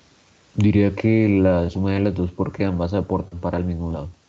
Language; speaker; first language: Spanish; native; Spanish